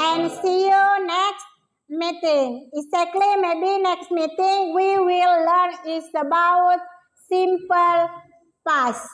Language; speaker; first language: English; non-native, learner; Indonesian